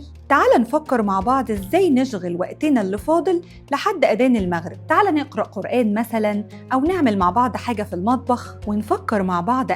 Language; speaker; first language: Arabic; native; Arabic